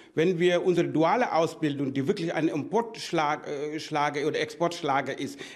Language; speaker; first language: German; non-native, fluent; Wolof